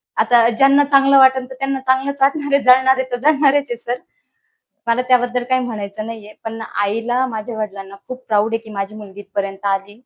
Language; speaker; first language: Marathi; native; Marathi